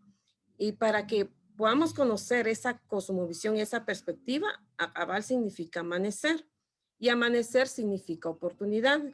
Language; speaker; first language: Spanish; non-native, local second language; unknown